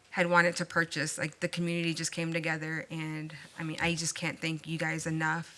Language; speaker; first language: English; native; English